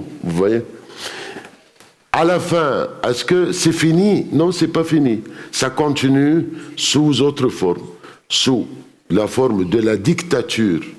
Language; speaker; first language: French; non-native, fluent; Arabic